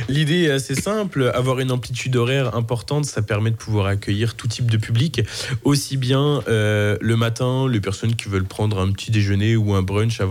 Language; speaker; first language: French; native; French